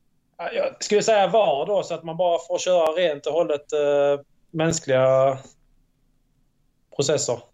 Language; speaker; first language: Swedish; native; Swedish